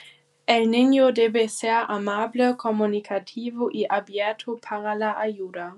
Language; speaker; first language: Spanish; non-native, learner; German